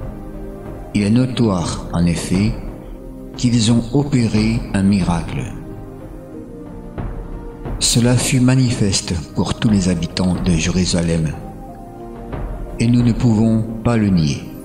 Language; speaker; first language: French; native; French